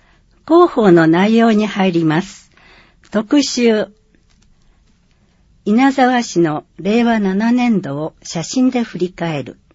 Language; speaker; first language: Japanese; native; Japanese